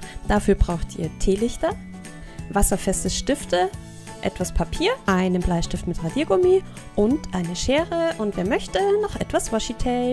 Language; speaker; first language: German; native; German